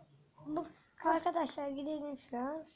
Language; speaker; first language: Turkish; native; Turkish